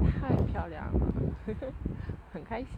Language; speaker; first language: Chinese; early bilingual, heritage; Chinese